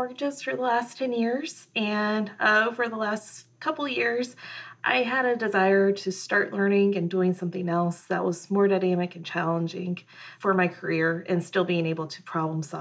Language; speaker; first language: English; native; English